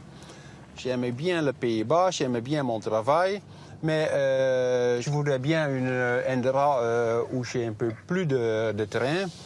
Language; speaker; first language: French; non-native, learner; Dutch